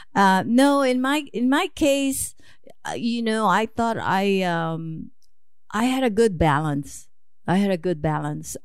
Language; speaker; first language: English; non-native, local second language; Filipino